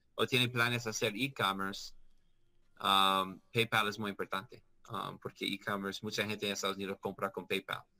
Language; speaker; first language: Spanish; non-native, learner; English